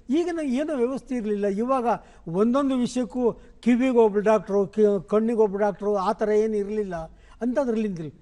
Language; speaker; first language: Kannada; non-native, local second language; Konkani